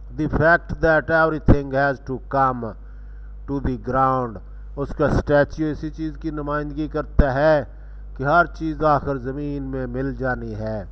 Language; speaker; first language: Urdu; non-native, local second language; Punjabi